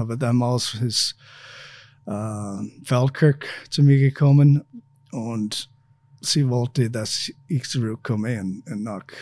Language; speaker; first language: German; non-native, fluent; English